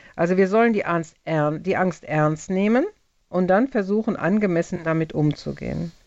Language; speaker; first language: German; native; German